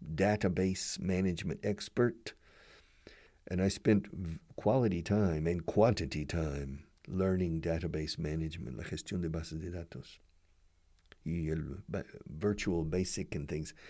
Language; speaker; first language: English; native; English